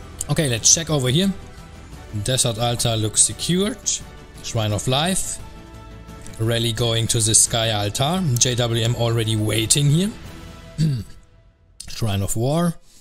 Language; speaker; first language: English; non-native, fluent; German